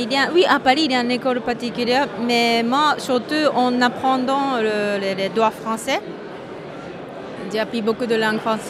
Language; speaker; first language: French; non-native, fluent; Japanese